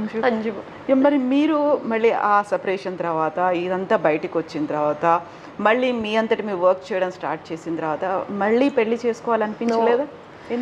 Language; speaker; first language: Telugu; native; Telugu